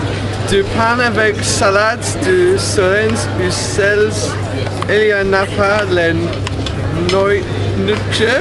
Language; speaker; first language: French; non-native, learner; English